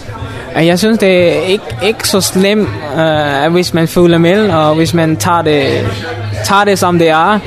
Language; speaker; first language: Danish; non-native, learner; Mon